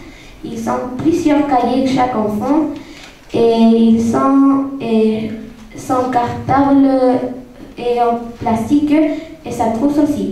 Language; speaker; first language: French; non-native, learner; Spanish